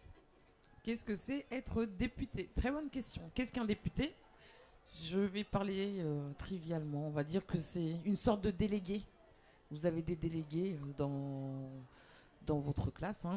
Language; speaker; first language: French; native; French